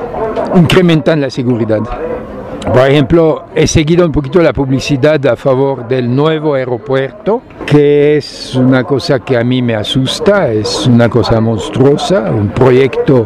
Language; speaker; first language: Spanish; non-native, fluent; French